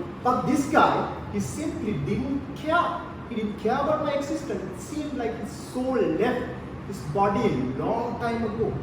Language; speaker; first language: English; non-native, local second language; Sinhala